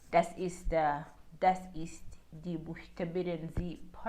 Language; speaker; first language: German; non-native, learner; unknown